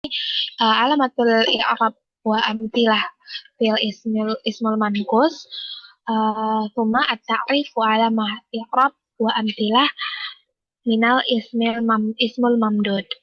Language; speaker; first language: Arabic; non-native, learner; Indonesian